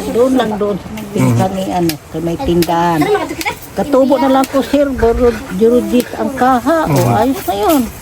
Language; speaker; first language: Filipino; non-native, local second language; Cebuano